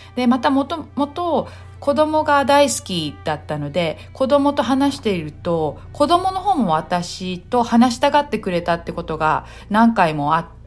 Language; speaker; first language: Japanese; native; Japanese